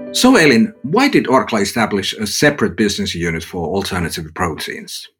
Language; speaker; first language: English; non-native, fluent; Finnish